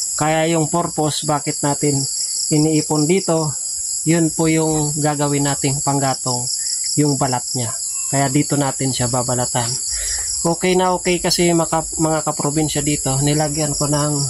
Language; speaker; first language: Filipino; non-native, local second language; Bikol